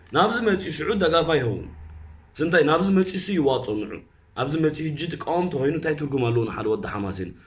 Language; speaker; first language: Tigrinya; early bilingual, heritage; Tigrinya